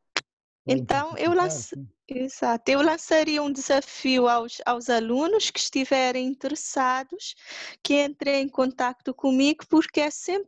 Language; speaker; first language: Portuguese; non-native, local second language; Kabuverdianu